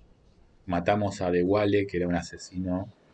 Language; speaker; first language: Spanish; native; Spanish